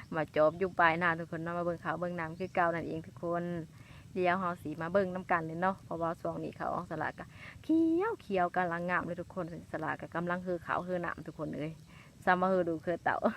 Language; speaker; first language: Lao; non-native, local second language; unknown